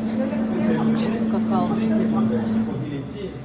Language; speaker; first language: French; native; French